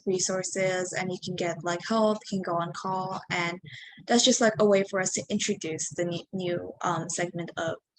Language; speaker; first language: English; native; English